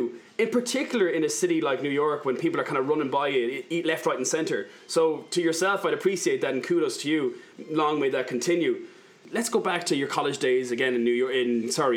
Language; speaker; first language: English; native; English